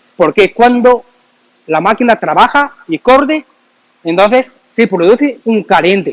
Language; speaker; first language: Spanish; non-native, learner; Chinese